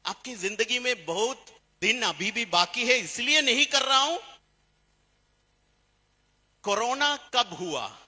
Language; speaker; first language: Hindi; non-native, fluent; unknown